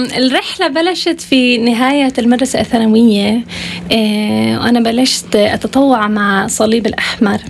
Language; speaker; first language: Arabic; non-native, fluent; Swedish